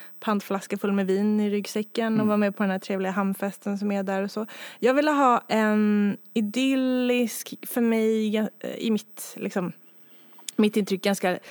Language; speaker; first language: Swedish; native; Swedish